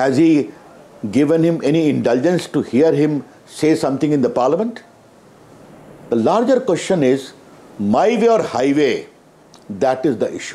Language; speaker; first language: English; non-native, local second language; Hindi